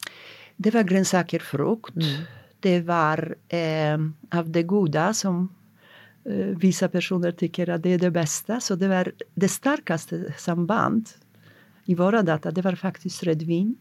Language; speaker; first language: Swedish; non-native, fluent; Polish